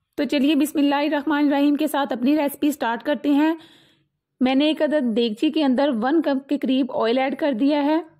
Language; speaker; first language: Hindi; native; Hindi